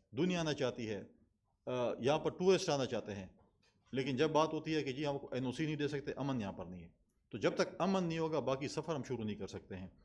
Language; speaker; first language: Urdu; non-native, local second language; Pashto